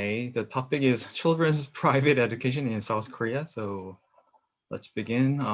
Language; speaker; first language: English; non-native, learner; Korean